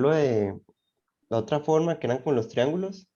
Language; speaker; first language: Spanish; native; Spanish